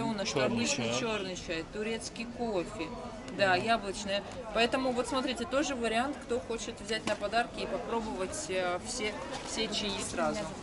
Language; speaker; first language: Russian; native; Russian